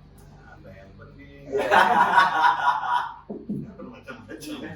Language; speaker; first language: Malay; non-native, local second language; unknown